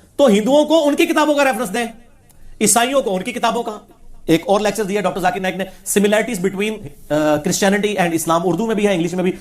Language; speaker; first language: Urdu; non-native, local second language; Punjabi